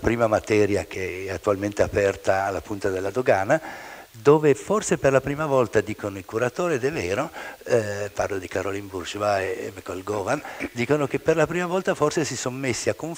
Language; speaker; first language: Italian; native; Italian